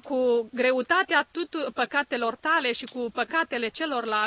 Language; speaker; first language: Romanian; native; Romanian